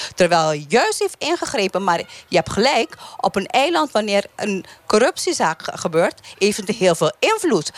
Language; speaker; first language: Dutch; non-native, local second language; Papiamento